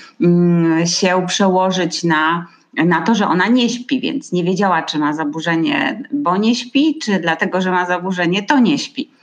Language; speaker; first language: Polish; native; Polish